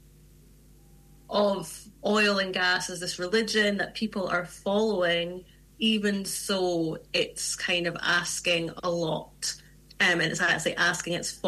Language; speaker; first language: English; native; English